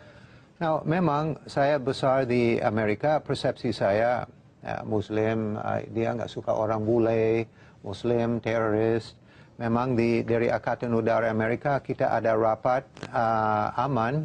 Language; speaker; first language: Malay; non-native, fluent; English